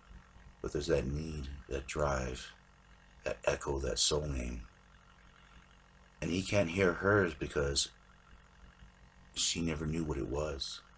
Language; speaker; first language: English; native; English